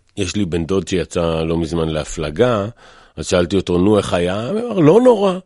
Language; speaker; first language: Hebrew; native; Hebrew